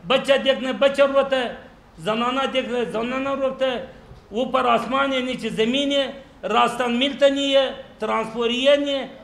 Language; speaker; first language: Urdu; non-native, learner; Pashto